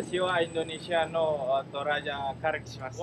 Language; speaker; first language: Japanese; non-native, learner; Indonesian